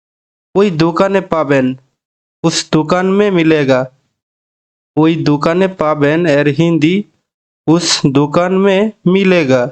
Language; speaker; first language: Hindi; non-native, learner; Bangla